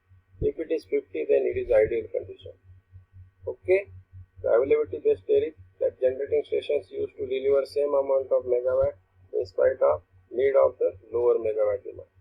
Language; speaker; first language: English; non-native, local second language; Marathi